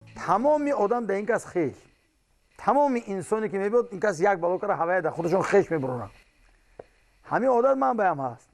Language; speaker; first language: Tajik; native; Tajik